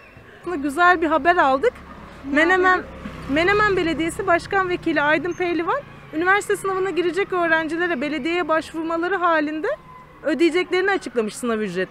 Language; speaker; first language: Turkish; native; Turkish